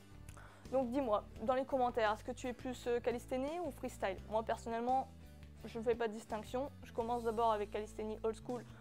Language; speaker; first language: French; native; French